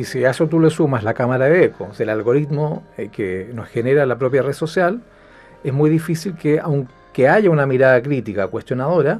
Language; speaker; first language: Spanish; native; Spanish